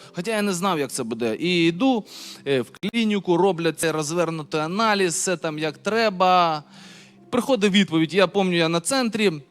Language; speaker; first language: Ukrainian; non-native, local second language; Russian